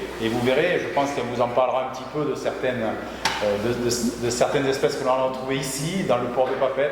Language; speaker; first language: French; native; French